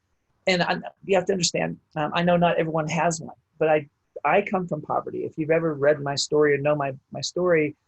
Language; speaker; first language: English; native; English